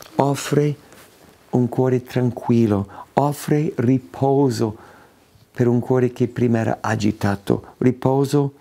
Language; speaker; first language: Italian; non-native, fluent; English